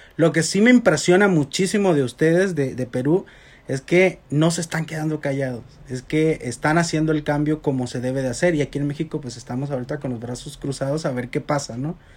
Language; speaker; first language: Spanish; native; Spanish